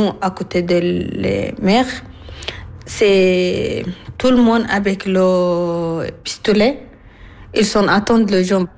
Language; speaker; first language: French; non-native, learner; Arabic